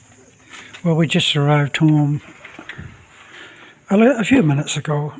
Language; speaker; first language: English; native; English